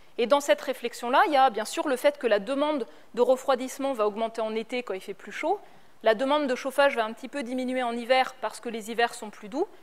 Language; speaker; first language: French; native; French